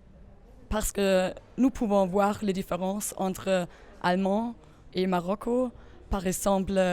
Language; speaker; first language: French; non-native, learner; German